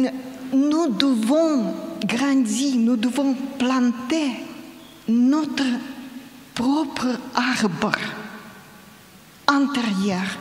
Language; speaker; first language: French; non-native, learner; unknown